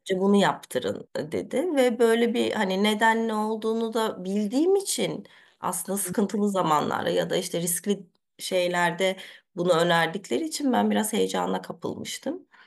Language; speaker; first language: Turkish; early bilingual, heritage; Turkish